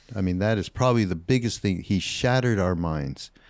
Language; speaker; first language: English; native; English